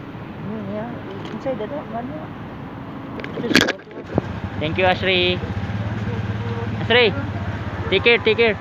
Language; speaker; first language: English; non-native, learner; Filipino